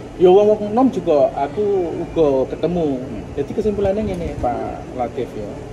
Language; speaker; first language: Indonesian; native; Indonesian